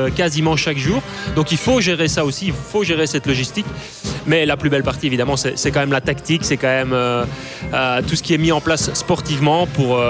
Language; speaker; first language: French; native; French